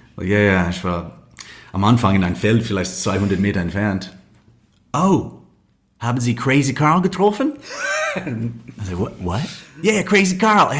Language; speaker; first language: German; non-native, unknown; English